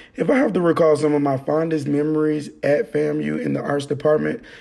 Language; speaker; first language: English; native; English